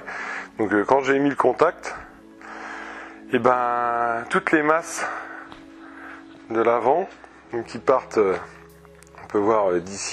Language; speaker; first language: French; native; French